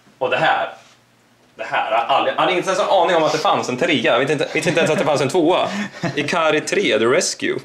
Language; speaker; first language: Swedish; native; Swedish